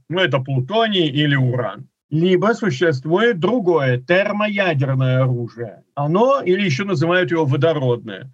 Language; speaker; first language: Russian; native; Russian